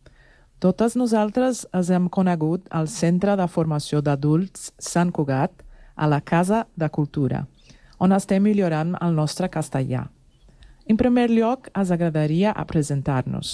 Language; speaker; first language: Catalan; non-native, learner; Portuguese